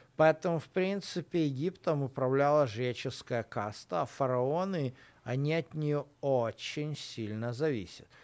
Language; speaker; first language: Russian; native; Russian